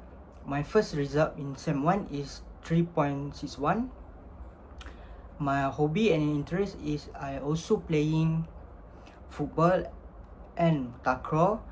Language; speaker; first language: English; non-native, learner; Malay